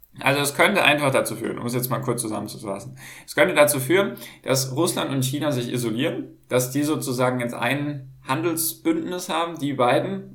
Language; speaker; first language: German; native; German